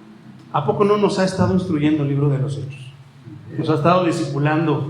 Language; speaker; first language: Spanish; native; Spanish